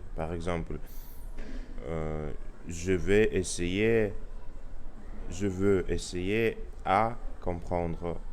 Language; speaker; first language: French; non-native, learner; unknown